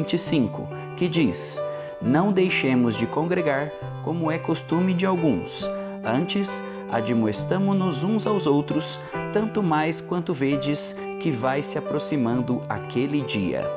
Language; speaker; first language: Portuguese; native; Portuguese